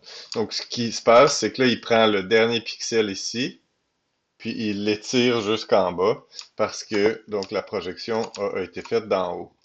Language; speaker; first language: French; native; French